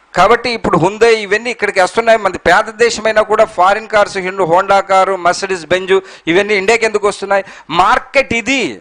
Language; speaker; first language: Telugu; non-native, local second language; Urdu